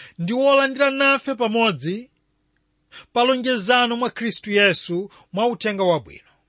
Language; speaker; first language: Nyanja; non-native, local second language; Tumbuka